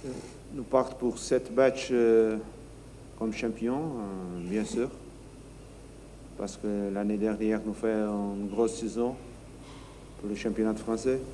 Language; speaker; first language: French; non-native, learner; Portuguese